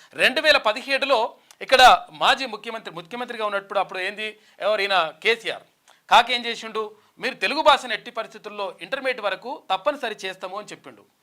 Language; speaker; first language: Telugu; native; Telugu